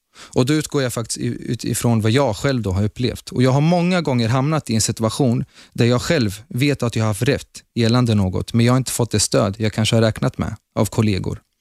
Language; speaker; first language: Swedish; early bilingual, other home language; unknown